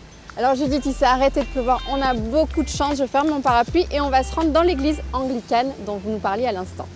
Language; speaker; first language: French; native; French